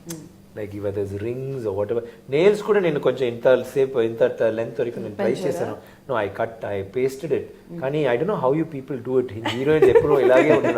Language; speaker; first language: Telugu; non-native, learner; Tamil